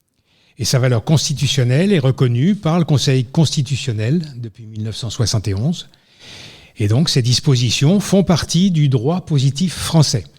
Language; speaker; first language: French; native; French